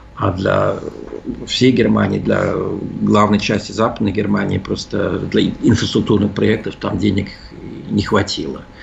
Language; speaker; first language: Russian; early bilingual, heritage; Russian